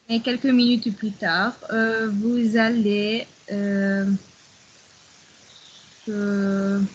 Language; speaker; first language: French; non-native, learner; Arabic